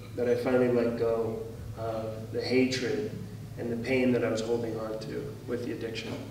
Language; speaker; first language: English; native; English